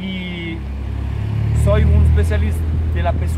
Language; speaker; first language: Spanish; non-native, learner; French